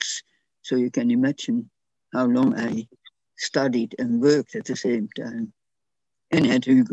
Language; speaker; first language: English; non-native, fluent; Dutch